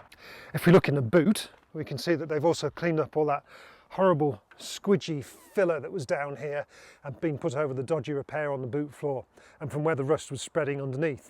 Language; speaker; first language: English; native; English